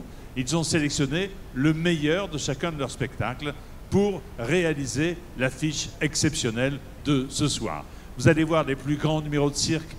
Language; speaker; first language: French; native; French